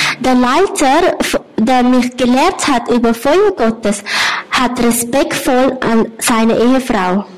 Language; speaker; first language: German; non-native, learner; Thai